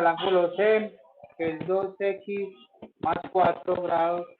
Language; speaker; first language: Spanish; native; Spanish